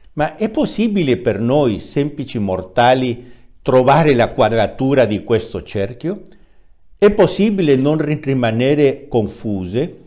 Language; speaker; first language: Italian; non-native, fluent; Spanish